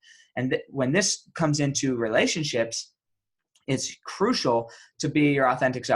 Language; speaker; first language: English; native; English